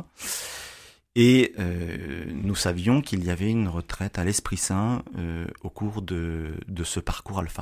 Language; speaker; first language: French; native; French